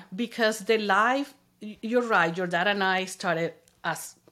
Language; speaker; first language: English; non-native, fluent; Spanish